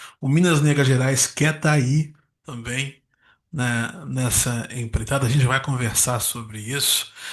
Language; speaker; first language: Portuguese; native; Portuguese